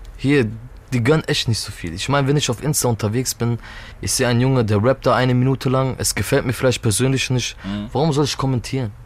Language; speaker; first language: German; early bilingual, other home language; Turkish